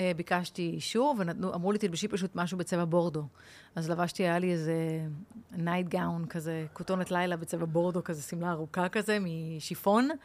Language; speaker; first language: Hebrew; native; Hebrew